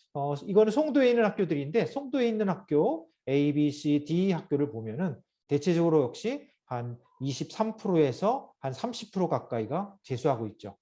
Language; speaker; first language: Korean; native; Korean